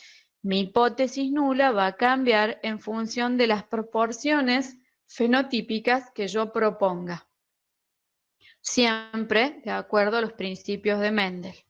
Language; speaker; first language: Spanish; native; Spanish